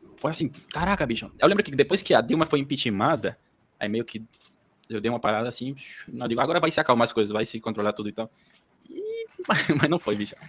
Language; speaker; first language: Portuguese; early bilingual, heritage; Portuguese